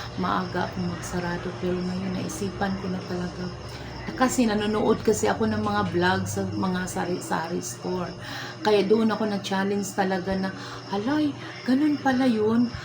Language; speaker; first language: Filipino; non-native, local second language; Cebuano